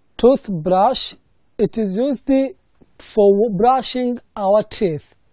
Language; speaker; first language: English; non-native, local second language; Swahili